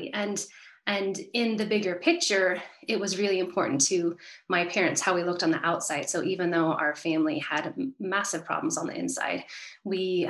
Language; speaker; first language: English; native; English